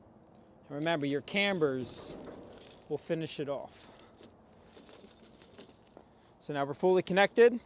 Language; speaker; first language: English; native; English